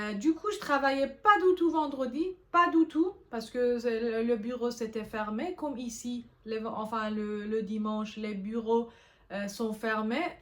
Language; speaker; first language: French; non-native, fluent; Persian